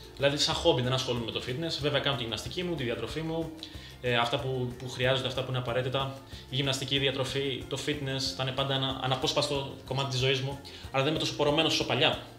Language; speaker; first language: Greek; early bilingual, other home language; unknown